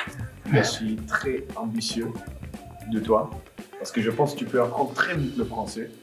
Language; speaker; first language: French; non-native, fluent; German